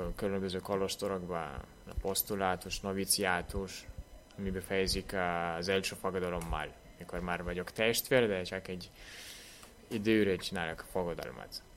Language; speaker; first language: Hungarian; non-native, learner; Belarusian